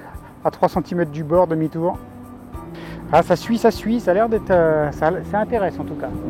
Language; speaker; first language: French; native; French